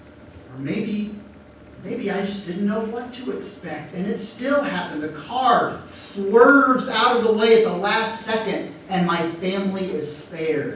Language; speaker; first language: English; native; English